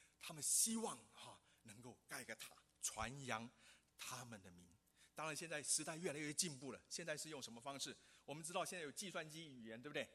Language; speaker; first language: Chinese; non-native, local second language; Hakka Chinese